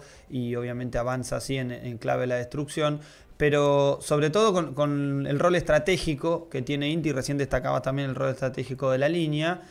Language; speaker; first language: Spanish; native; Spanish